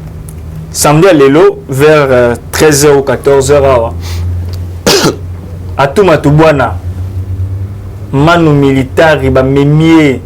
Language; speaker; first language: French; non-native, local second language; Lingala